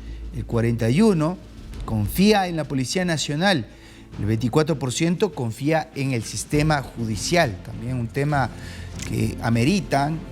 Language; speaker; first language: Spanish; native; Spanish